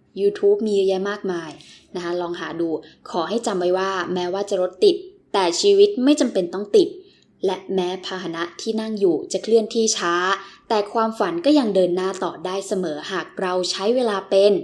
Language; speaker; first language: Thai; native; Thai